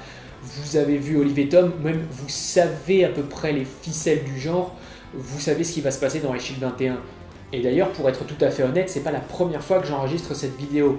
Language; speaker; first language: French; native; French